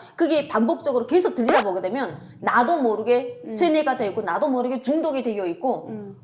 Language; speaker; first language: Korean; native; Korean